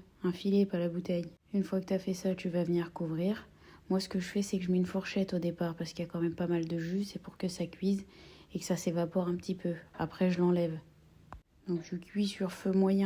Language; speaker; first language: French; native; French